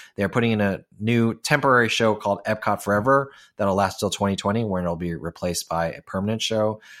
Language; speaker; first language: English; non-native, local second language; Cantonese